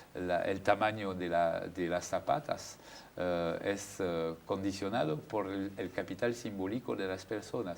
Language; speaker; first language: Spanish; non-native, fluent; French